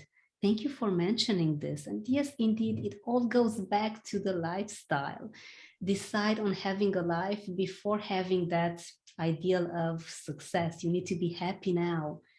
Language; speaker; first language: English; non-native, fluent; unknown